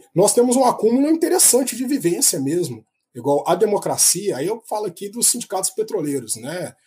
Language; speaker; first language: Portuguese; native; Portuguese